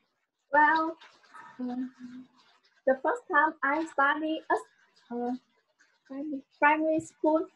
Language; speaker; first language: English; non-native, learner; Vietnamese